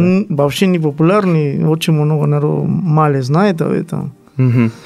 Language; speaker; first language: Russian; non-native, learner; Spanish